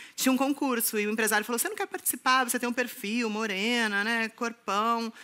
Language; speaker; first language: Portuguese; native; Portuguese